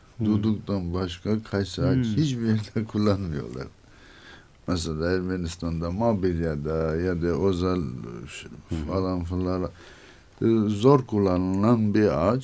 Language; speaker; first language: Turkish; non-native, learner; Armenian